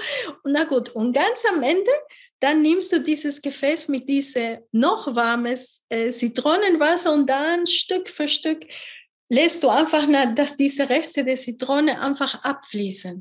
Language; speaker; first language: German; non-native, fluent; Spanish